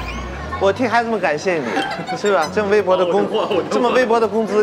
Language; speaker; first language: Chinese; native; Chinese